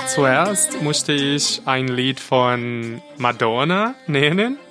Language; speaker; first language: German; non-native, fluent; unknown